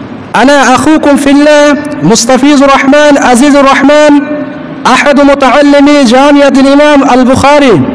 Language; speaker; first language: Arabic; non-native, fluent; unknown